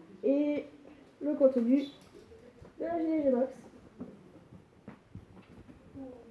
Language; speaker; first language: French; native; French